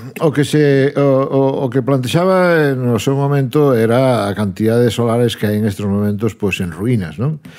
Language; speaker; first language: Galician; non-native, local second language; Spanish